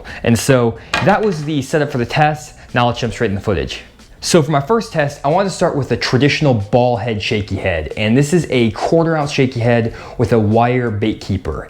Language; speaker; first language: English; native; English